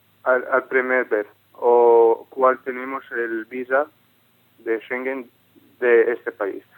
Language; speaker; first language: Spanish; non-native, learner; Arabic